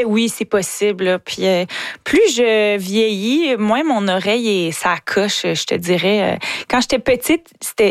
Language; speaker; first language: French; native; French